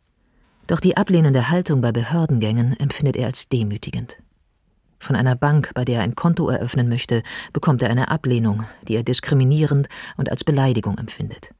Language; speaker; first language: German; native; German